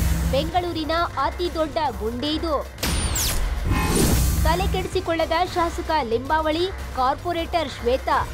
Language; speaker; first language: Kannada; native; Kannada